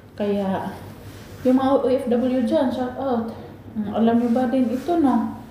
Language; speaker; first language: Filipino; non-native, local second language; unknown